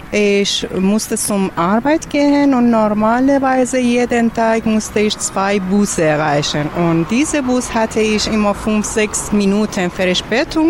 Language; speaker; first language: German; non-native, learner; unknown